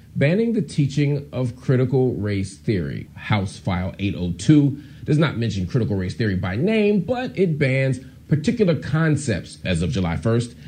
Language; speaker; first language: English; native; English